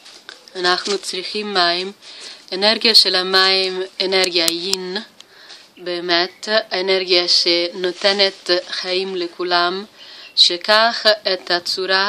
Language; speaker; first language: Hebrew; non-native, learner; Italian